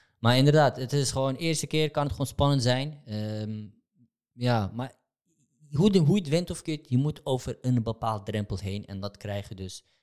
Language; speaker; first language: Dutch; early bilingual, other home language; Turkish